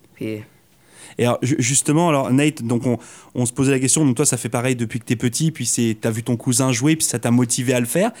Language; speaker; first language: French; native; French